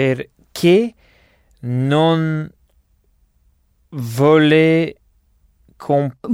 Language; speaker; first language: Italian; non-native, learner; French